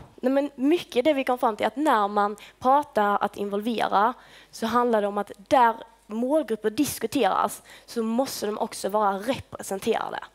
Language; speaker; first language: Swedish; native; Swedish